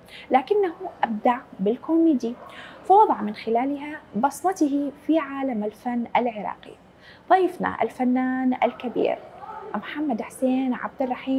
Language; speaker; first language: Arabic; native; Arabic